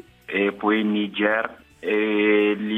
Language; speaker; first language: Italian; non-native, fluent; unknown